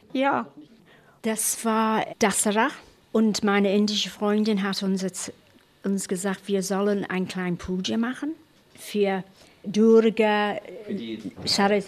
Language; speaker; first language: German; non-native, fluent; English